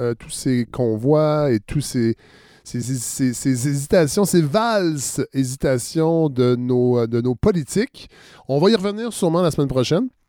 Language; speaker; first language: French; native; French